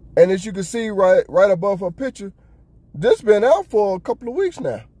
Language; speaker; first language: English; native; English